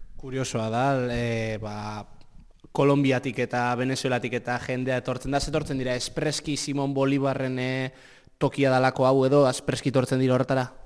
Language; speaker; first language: Basque; native; Basque